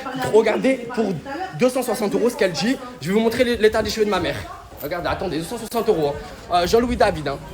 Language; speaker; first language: French; native; French